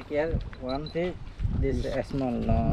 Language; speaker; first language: English; non-native, learner; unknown